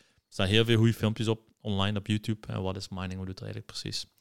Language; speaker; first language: Dutch; native; Dutch